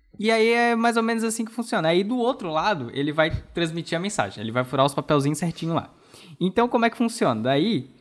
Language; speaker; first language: Portuguese; native; Portuguese